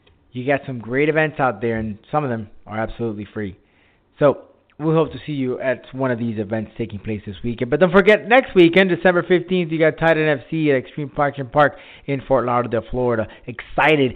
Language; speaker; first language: English; early bilingual, other home language; Spanish